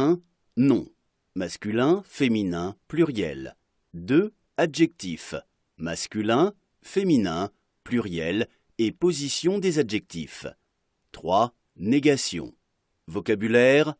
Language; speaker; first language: French; non-native, fluent; Arabic